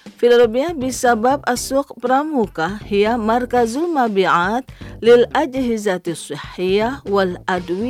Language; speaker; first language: Arabic; non-native, fluent; Indonesian